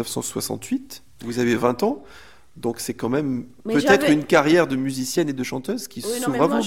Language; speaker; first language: French; native; French